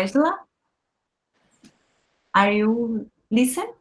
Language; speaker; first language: English; non-native, learner; Portuguese